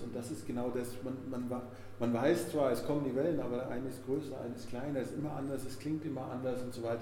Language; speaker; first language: German; native; German